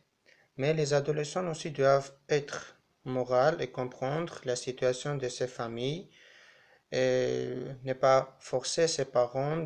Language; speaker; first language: French; non-native, learner; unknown